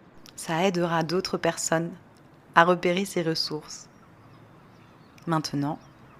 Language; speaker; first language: French; native; French